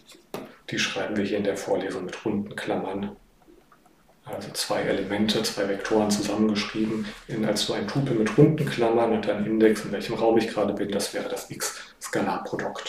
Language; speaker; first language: German; native; German